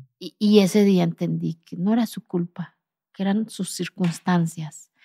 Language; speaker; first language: Spanish; non-native, local second language; Zapotec